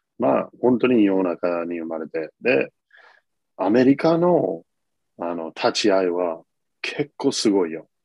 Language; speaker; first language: Japanese; non-native, fluent; English